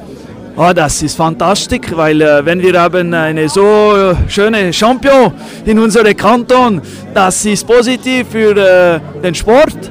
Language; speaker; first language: German; non-native, local second language; French